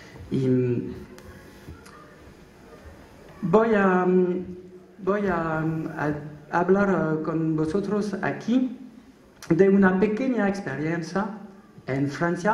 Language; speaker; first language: Spanish; non-native, learner; French